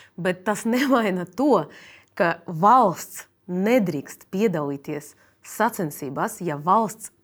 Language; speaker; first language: Latvian; non-native, fluent; Russian